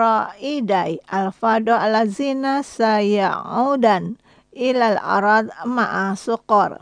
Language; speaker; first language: Arabic; non-native, learner; Indonesian